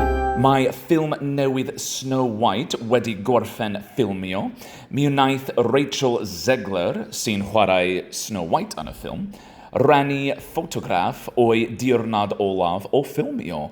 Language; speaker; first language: Welsh; non-native, learner; English